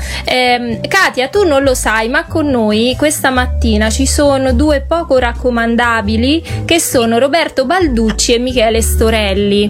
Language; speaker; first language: Italian; native; Italian